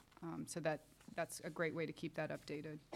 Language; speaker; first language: English; native; English